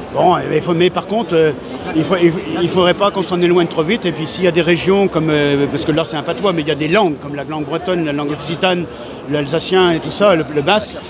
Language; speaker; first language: French; native; French